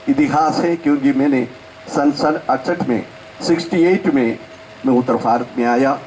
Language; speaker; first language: Hindi; non-native, local second language; Malayalam